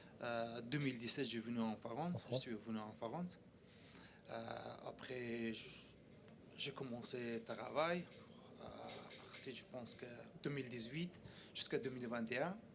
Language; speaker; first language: French; non-native, learner; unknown